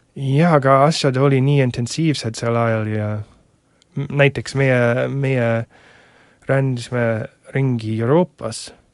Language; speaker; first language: Estonian; non-native, fluent; English